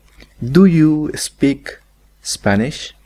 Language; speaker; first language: English; non-native, fluent; Spanish